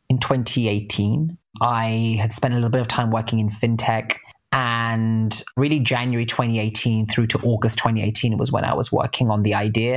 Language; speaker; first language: English; native; English